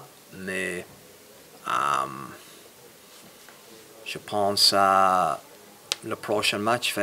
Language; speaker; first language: French; non-native, fluent; English